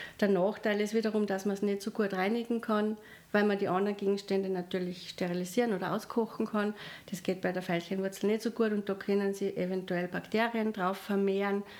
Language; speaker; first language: German; native; German